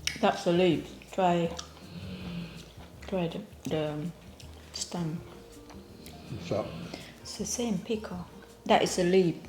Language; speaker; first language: English; non-native, learner; Northeastern Thai